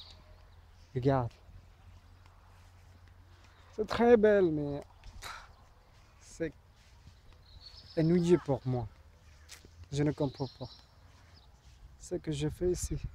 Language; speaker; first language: French; non-native, learner; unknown